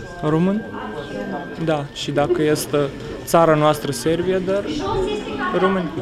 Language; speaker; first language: Romanian; early bilingual, heritage; Romanian